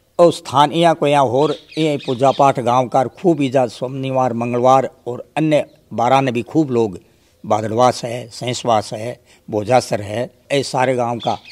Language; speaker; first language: Hindi; native; Hindi